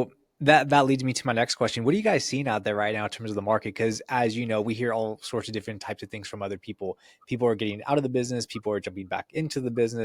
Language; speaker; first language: English; native; English